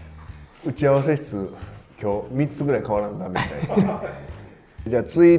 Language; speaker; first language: Japanese; native; Japanese